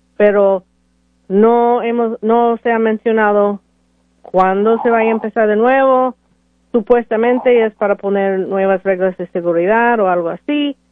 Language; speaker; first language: Spanish; early bilingual, heritage; Spanish